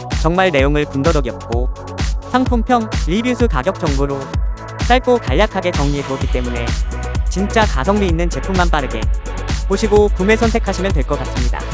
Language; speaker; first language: Korean; native; Korean